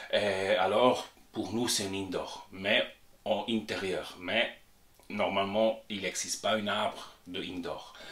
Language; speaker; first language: French; non-native, fluent; Spanish